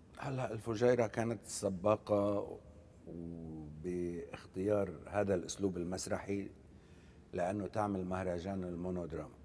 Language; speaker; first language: Arabic; native; Arabic